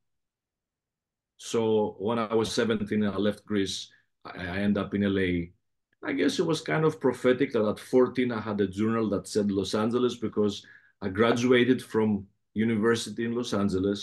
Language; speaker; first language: English; non-native, fluent; Greek